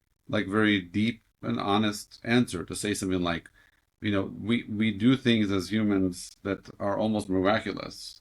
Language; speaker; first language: English; native; English